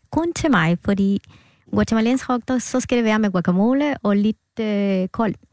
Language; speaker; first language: Danish; non-native, fluent; Spanish